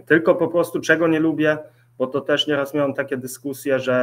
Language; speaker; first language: Polish; early bilingual, heritage; Polish